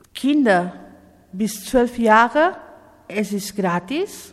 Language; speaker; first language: German; non-native, learner; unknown